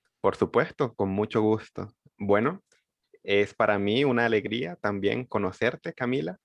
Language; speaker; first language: Spanish; native; Spanish